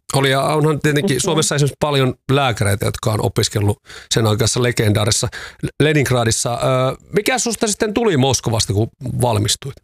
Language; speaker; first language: Finnish; native; Finnish